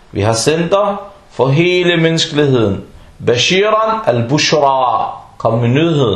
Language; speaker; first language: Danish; non-native, fluent; Arabic